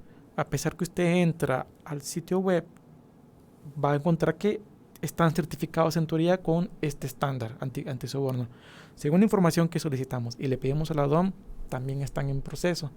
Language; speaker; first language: Spanish; native; Spanish